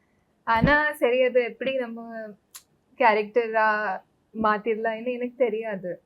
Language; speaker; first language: Tamil; non-native, local second language; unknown